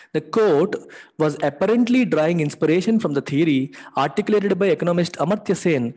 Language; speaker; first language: English; non-native, local second language; Telugu